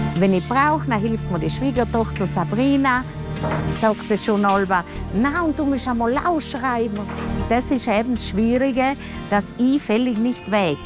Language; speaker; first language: German; native; German